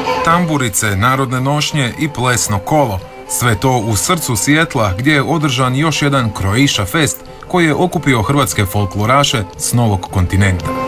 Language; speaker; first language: Serbian; native; Serbian